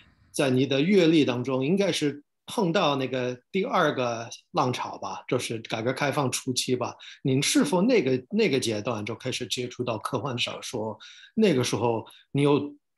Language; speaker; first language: Chinese; non-native, fluent; English